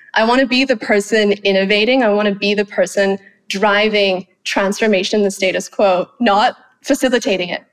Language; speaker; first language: English; non-native, fluent; Thai